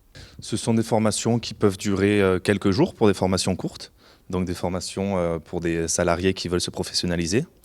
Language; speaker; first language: French; native; French